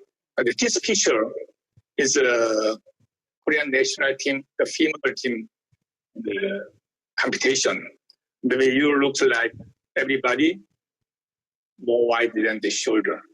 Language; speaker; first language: English; non-native, learner; Korean